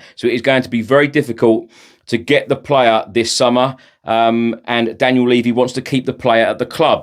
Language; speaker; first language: English; native; English